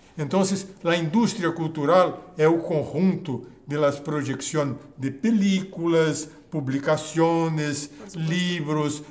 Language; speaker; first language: Spanish; non-native, fluent; Portuguese